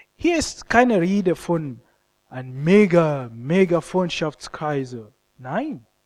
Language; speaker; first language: German; non-native, fluent; Ganda